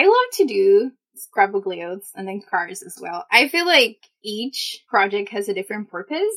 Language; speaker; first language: English; non-native, fluent; Spanish